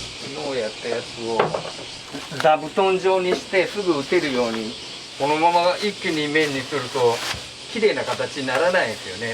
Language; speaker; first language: Japanese; native; Japanese